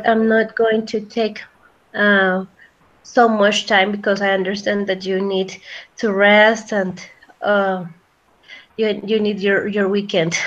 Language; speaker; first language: English; non-native, fluent; Spanish